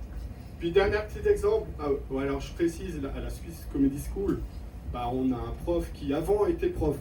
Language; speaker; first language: French; native; French